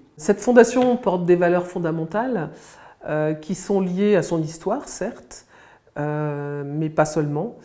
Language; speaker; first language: French; native; French